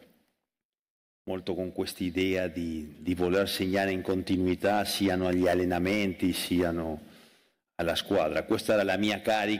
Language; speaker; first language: Italian; non-native, fluent; Spanish